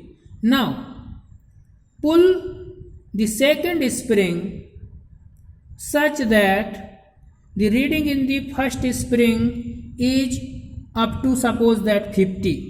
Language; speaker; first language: English; non-native, local second language; Hindi